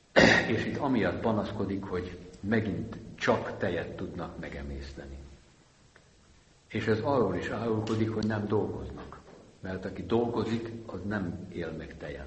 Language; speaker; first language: Hungarian; native; Hungarian